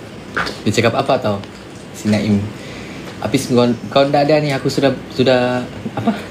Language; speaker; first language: Malay; native; Malay